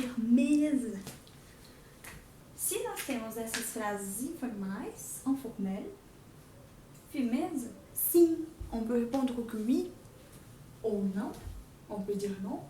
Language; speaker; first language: French; non-native, fluent; Portuguese